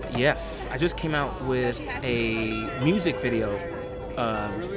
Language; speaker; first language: English; native; English